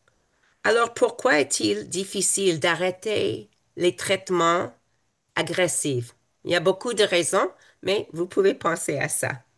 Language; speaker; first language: French; non-native, fluent; English